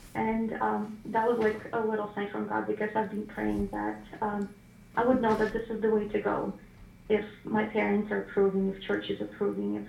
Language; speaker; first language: English; non-native, fluent; Ukrainian